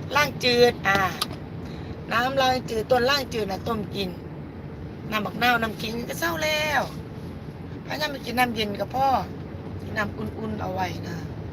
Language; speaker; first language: Thai; native; Thai